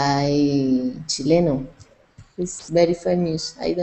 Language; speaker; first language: English; non-native, learner; Spanish